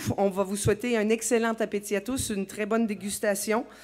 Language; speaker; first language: French; native; French